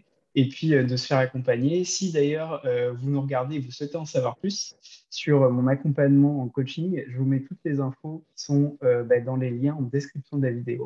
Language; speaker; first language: French; native; French